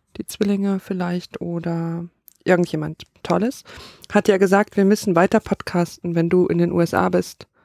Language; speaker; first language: German; native; German